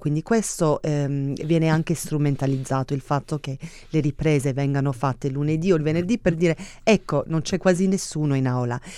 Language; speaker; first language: Italian; early bilingual, heritage; Italian